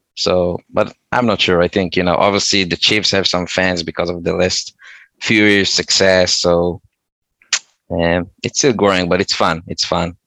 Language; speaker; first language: English; non-native, fluent; Hebrew